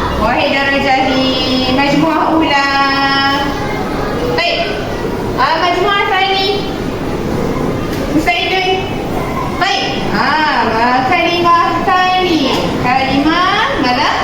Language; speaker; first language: Arabic; non-native, learner; Malay